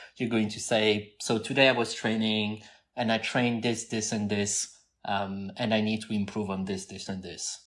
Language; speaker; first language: English; non-native, fluent; French